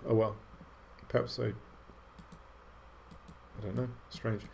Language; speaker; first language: English; native; English